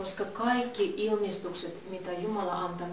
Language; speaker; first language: Finnish; non-native, fluent; Russian